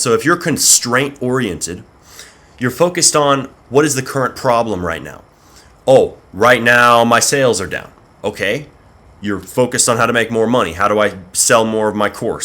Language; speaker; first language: English; native; English